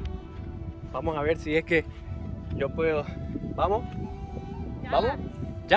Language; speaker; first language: Spanish; native; Spanish